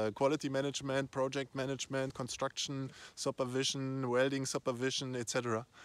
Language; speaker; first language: English; non-native, fluent; German